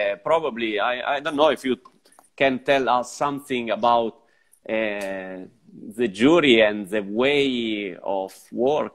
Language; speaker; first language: English; non-native, fluent; Italian